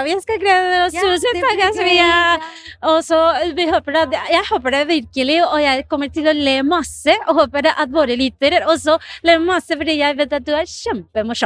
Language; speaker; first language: Norwegian; non-native, fluent; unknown